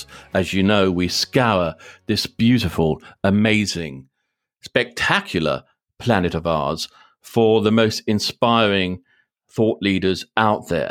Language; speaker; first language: English; native; English